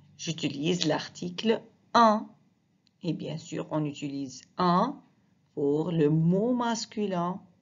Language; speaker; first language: French; non-native, fluent; Arabic